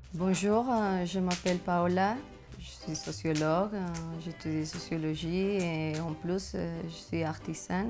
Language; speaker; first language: French; non-native, fluent; Spanish